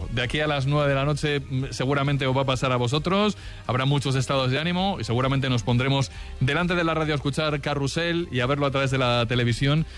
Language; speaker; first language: Spanish; native; Spanish